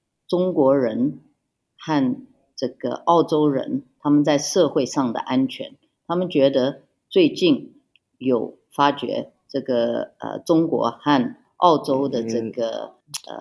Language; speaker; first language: Chinese; early bilingual, heritage; Chinese